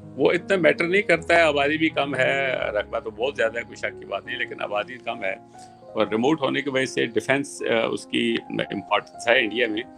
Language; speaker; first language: Urdu; native; Urdu